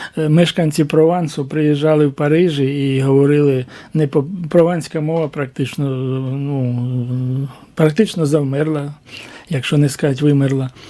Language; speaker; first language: Ukrainian; native; Ukrainian